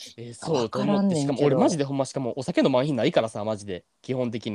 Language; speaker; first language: Japanese; native; Japanese